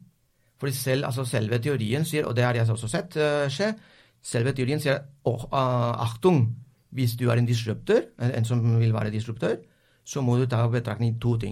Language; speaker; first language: Norwegian; non-native, fluent; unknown